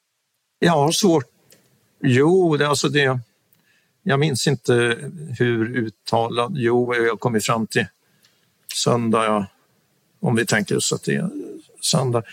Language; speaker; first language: Swedish; native; Swedish